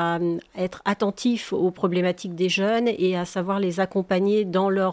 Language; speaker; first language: French; native; French